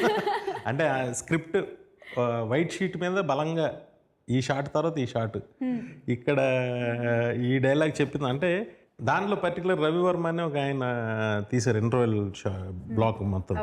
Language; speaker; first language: Telugu; native; Telugu